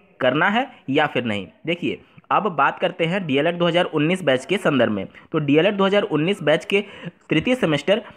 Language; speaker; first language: Hindi; native; Hindi